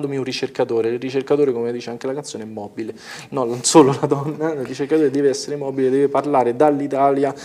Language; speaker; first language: Italian; native; Italian